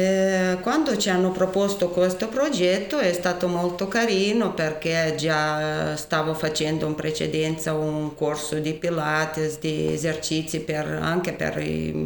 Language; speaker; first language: Italian; non-native, fluent; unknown